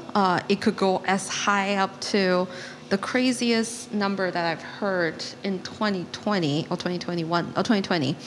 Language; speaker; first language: English; non-native, local second language; Chinese